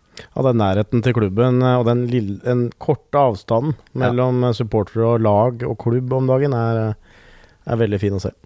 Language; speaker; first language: Norwegian; native; Norwegian